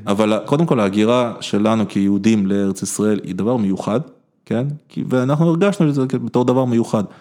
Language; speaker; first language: Hebrew; early bilingual, other home language; Russian